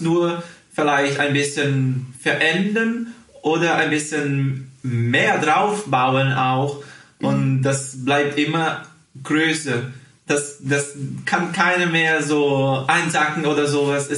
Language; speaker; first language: German; early bilingual, heritage; Portuguese